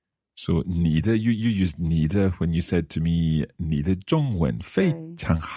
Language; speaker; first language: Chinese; non-native, learner; English